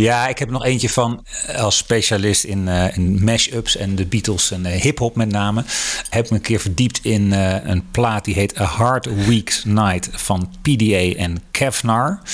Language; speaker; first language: Dutch; native; Dutch